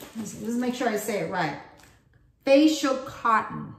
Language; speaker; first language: English; native; English